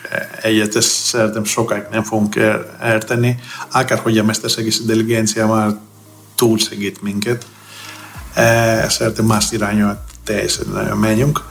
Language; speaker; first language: Hungarian; non-native, learner; Greek